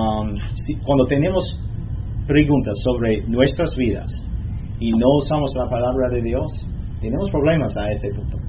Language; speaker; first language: Spanish; non-native, learner; English